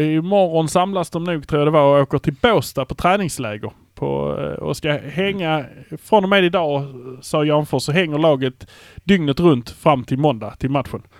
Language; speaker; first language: Swedish; native; Swedish